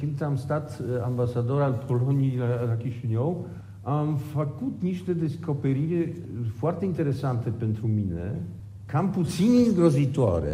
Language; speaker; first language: Romanian; non-native, fluent; Polish